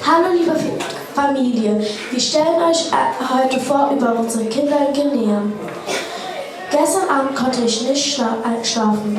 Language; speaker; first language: German; early bilingual, other home language; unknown